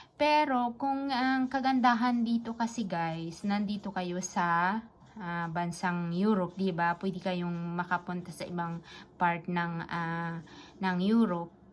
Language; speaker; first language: Filipino; non-native, local second language; Iloko